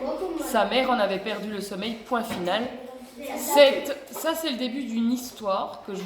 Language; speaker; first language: French; native; French